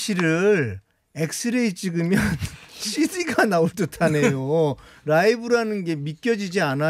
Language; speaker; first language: Korean; native; Korean